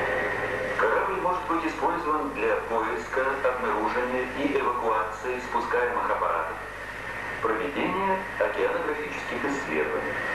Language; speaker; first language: Russian; native; Russian